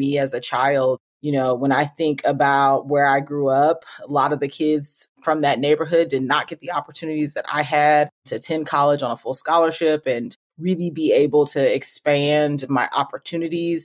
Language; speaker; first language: English; native; English